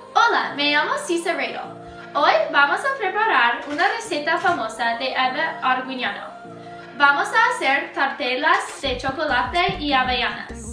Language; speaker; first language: Spanish; non-native, learner; English